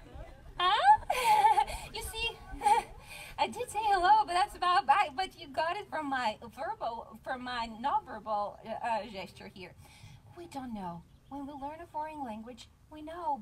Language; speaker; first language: English; non-native, fluent; Bulgarian